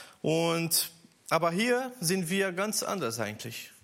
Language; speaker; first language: German; non-native, learner; Portuguese